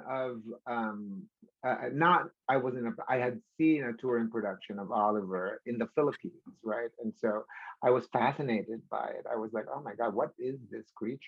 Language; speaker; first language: English; non-native, local second language; Filipino